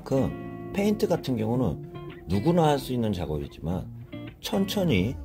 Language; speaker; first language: Korean; native; Korean